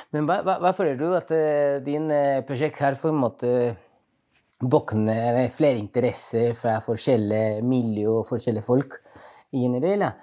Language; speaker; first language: Norwegian; non-native, fluent; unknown